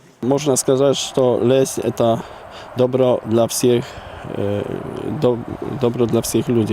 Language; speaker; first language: Russian; non-native, learner; Serbian